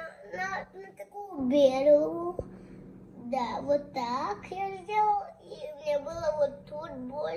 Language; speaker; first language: Russian; early bilingual, heritage; Russian